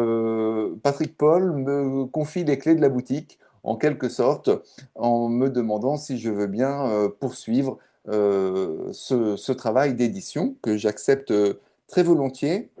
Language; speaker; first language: French; native; French